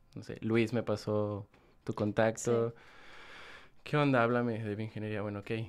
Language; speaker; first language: Spanish; native; Spanish